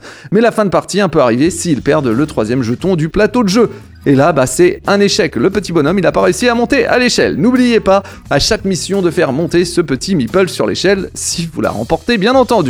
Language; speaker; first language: French; native; French